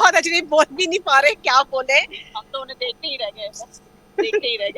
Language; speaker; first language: Hindi; native; Hindi